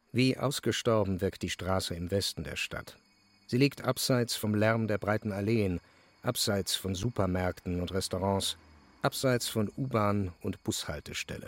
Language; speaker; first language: German; native; German